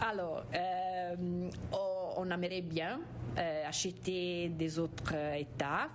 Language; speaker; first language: French; non-native, fluent; Italian